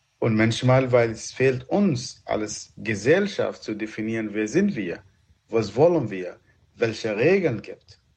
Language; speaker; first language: German; non-native, fluent; Arabic